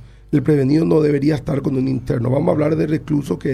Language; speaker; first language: Spanish; native; Spanish